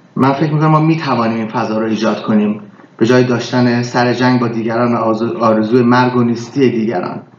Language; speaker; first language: Persian; early bilingual, heritage; Persian